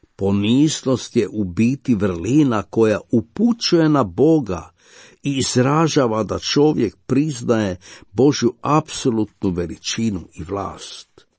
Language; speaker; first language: Croatian; native; Croatian